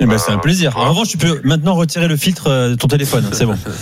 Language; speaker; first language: French; native; French